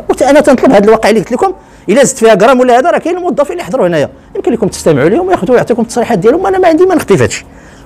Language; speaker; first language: Arabic; native; Arabic